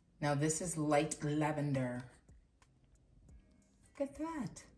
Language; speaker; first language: English; native; English